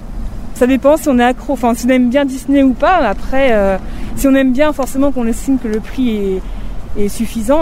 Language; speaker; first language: French; native; French